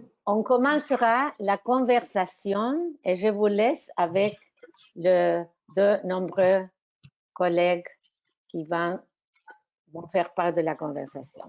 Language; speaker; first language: French; non-native, fluent; Spanish